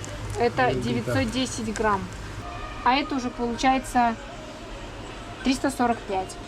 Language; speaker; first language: Russian; native; Russian